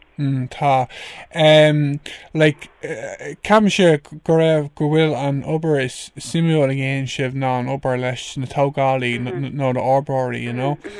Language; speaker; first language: Irish; non-native, local second language; English